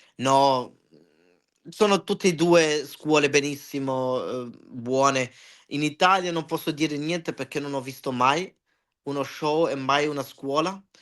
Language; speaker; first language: Italian; early bilingual, heritage; Italian